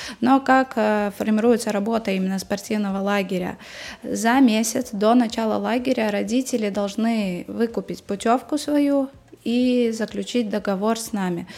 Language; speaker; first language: Russian; native; Russian